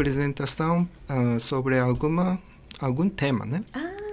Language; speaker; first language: Portuguese; non-native, fluent; Japanese